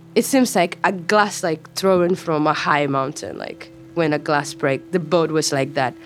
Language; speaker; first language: English; non-native, fluent; Somali